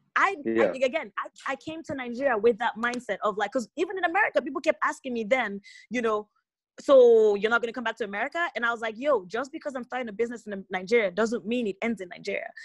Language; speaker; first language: English; non-native, local second language; Igbo